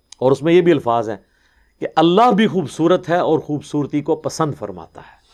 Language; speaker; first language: Urdu; non-native, local second language; Punjabi